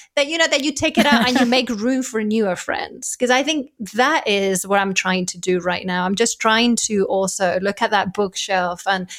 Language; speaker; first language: English; non-native, fluent; Spanish